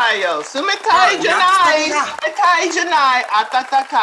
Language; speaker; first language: Japanese; non-native, learner; English